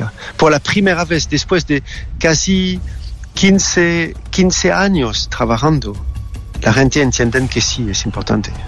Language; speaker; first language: Spanish; non-native, fluent; French